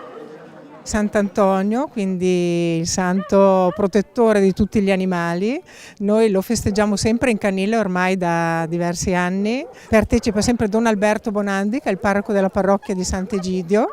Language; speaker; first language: Italian; native; Italian